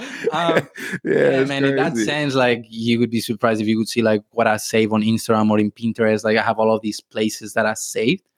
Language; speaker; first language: English; non-native, fluent; Spanish